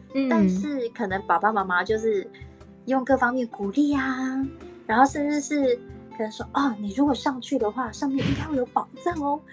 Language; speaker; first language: Chinese; non-native, local second language; Hakka Chinese